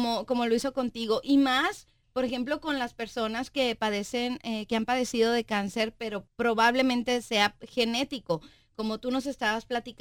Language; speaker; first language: Spanish; native; Spanish